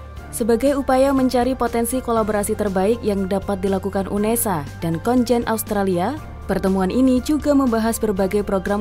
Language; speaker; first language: Indonesian; native; Indonesian